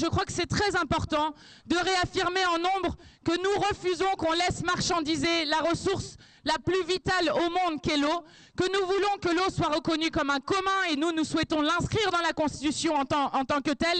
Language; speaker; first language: French; native; French